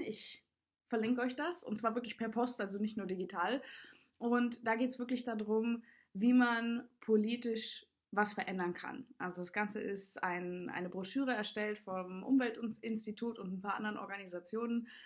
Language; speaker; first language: German; native; German